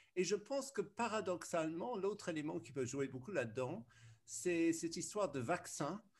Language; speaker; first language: French; early bilingual, other home language; English